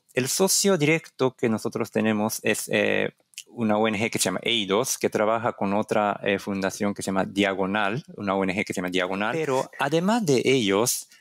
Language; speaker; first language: Spanish; non-native, fluent; Japanese